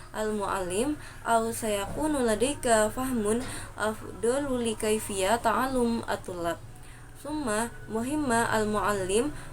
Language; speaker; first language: Arabic; non-native, learner; Indonesian